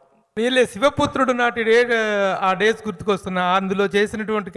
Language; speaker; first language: Telugu; native; Telugu